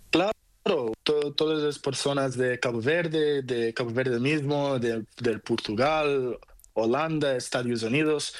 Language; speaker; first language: Spanish; non-native, learner; Portuguese